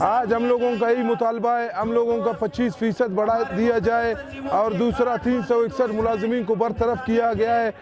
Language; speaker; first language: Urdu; non-native, local second language; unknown